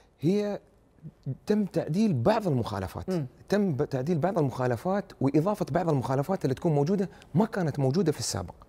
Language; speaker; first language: Arabic; native; Arabic